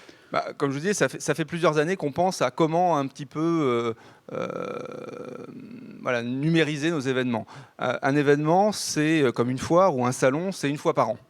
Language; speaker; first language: French; native; French